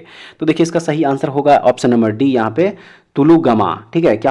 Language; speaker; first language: Hindi; native; Hindi